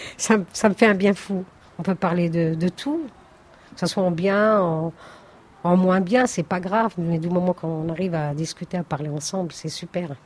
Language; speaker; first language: French; native; French